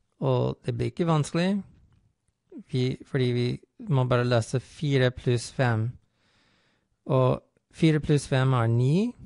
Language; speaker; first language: Norwegian; non-native, fluent; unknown